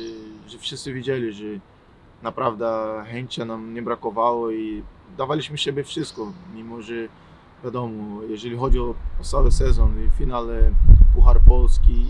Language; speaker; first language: Polish; non-native, learner; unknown